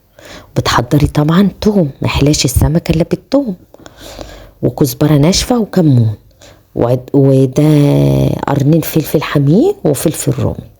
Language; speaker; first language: Arabic; native; Arabic